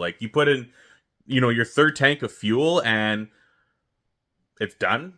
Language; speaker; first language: English; native; English